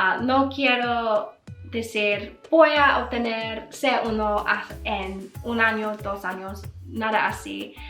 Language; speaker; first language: Spanish; non-native, learner; English